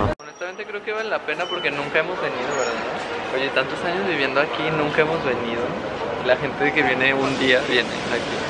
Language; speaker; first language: Spanish; non-native, fluent; French